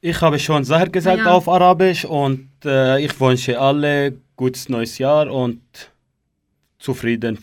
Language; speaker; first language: German; non-native, learner; Kurdish